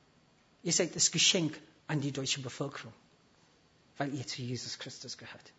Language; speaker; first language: German; non-native, fluent; English